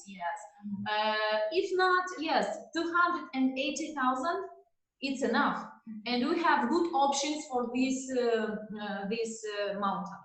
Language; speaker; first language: English; non-native, learner; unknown